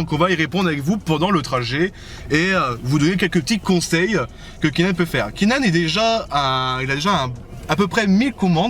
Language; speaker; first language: French; native; French